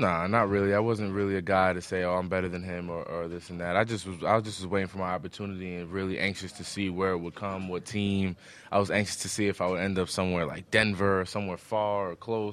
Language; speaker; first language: English; early bilingual, other home language; Spanish